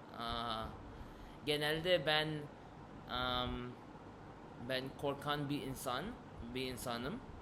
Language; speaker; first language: Turkish; non-native, learner; English